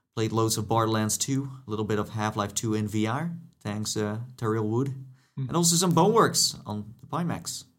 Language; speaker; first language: English; non-native, fluent; Dutch